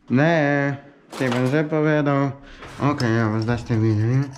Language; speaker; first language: Slovenian; early bilingual, other home language; Polish